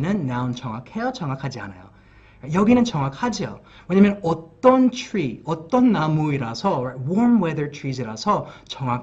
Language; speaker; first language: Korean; early bilingual, heritage; English